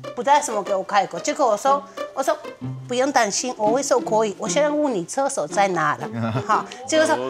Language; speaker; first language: Chinese; native; Chinese